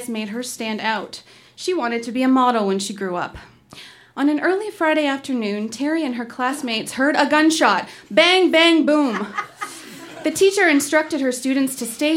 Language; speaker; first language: English; native; English